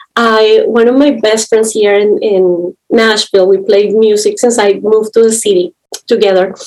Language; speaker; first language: English; non-native, fluent; Spanish